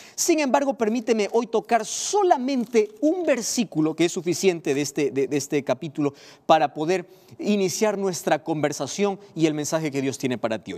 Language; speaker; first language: Spanish; native; Spanish